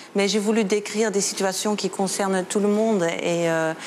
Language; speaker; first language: French; non-native, fluent; Dutch